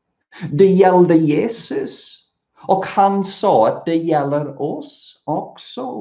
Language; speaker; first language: Swedish; non-native, fluent; English